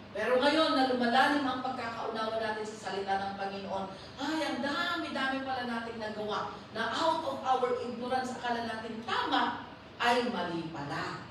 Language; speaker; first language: Filipino; non-native, local second language; Iloko